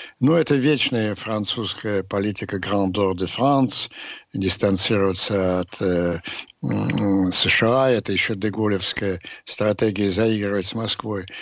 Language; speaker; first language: Russian; native; Russian